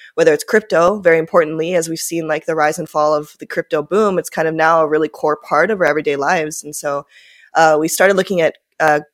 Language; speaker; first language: English; early bilingual, other home language; Japanese